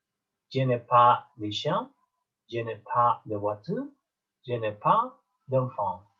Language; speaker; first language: French; non-native, learner; Spanish